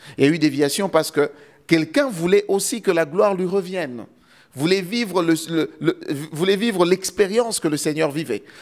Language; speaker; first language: French; non-native, local second language; Lingala